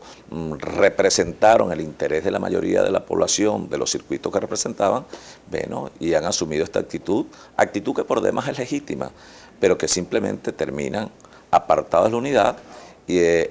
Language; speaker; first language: Spanish; native; Spanish